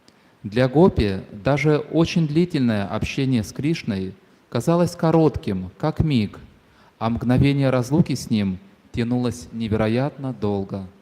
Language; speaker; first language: Russian; native; Russian